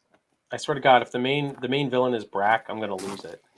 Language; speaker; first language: English; native; English